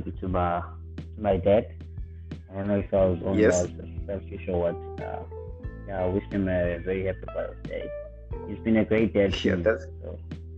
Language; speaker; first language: English; non-native, local second language; Zulu